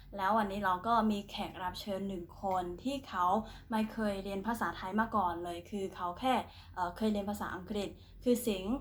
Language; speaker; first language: Thai; non-native, fluent; Khmer